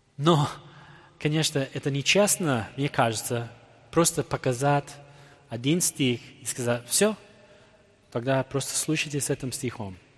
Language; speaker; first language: Russian; non-native, fluent; English